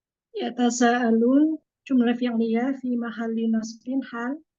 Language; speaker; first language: Arabic; non-native, learner; Indonesian